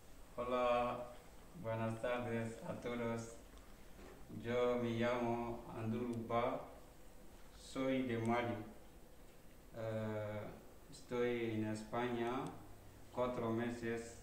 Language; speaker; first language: Spanish; non-native, learner; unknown